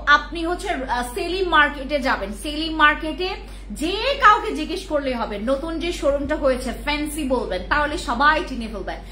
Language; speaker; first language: Bangla; non-native, local second language; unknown